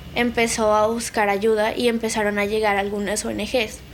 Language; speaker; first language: Spanish; native; Spanish